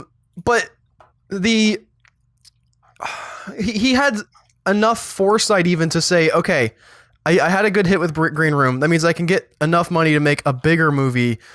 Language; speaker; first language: English; native; English